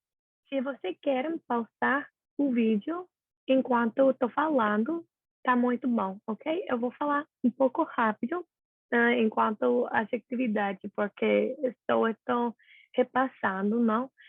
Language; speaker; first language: Portuguese; non-native, learner; English